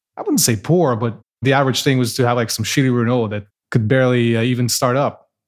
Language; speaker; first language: English; non-native, fluent; Portuguese